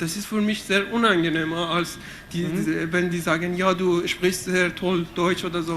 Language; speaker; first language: German; non-native, fluent; Arabic